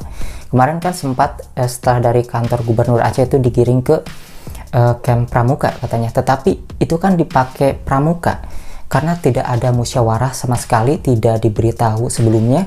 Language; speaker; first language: Indonesian; native; Indonesian